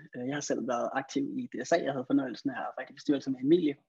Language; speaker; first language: Danish; native; Danish